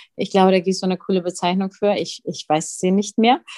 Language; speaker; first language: German; early bilingual, other home language; Russian